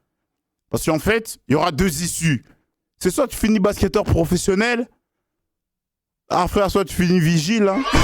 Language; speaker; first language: French; native; French